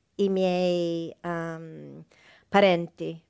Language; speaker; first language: Italian; non-native, fluent; English